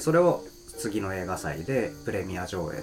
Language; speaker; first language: Japanese; native; Japanese